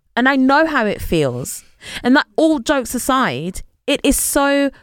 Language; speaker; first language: English; native; English